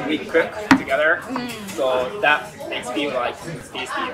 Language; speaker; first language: English; non-native, learner; Japanese